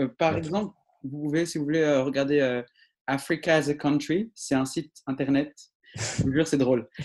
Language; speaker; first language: French; non-native, local second language; Arabic